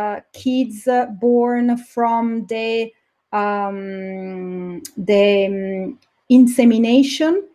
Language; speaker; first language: English; non-native, fluent; Italian